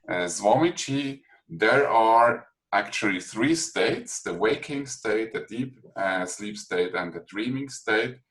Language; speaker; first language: English; non-native, fluent; German